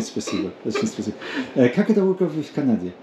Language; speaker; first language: Russian; non-native, learner; Polish